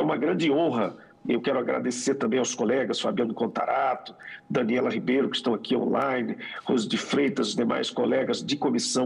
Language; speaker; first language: Portuguese; native; Portuguese